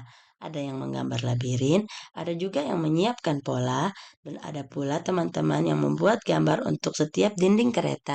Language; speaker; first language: Indonesian; native; Indonesian